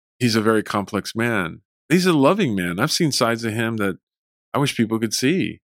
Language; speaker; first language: English; early bilingual, other home language; Spanish